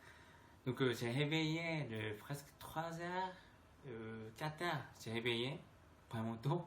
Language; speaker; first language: French; non-native, learner; Korean